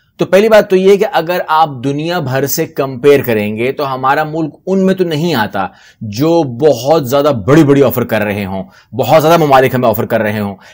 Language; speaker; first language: Urdu; non-native, local second language; Punjabi